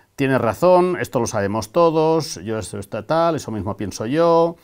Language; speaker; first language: Spanish; non-native, local second language; Catalan